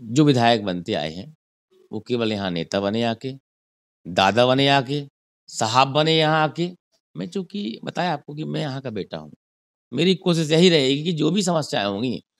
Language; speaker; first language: Hindi; native; Hindi